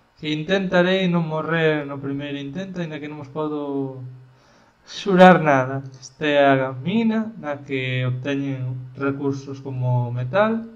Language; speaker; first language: Galician; non-native, local second language; Spanish